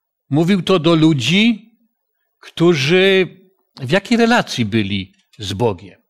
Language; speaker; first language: Polish; native; Polish